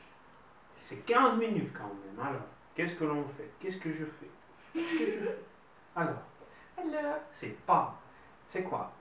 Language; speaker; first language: French; non-native, fluent; Russian